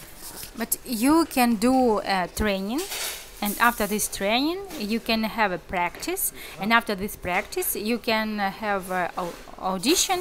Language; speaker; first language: English; non-native, learner; Russian